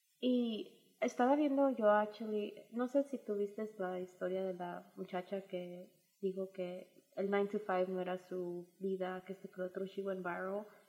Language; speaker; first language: Spanish; early bilingual, heritage; Spanish